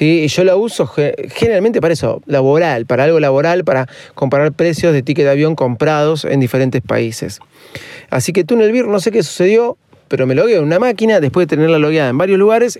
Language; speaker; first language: Spanish; native; Spanish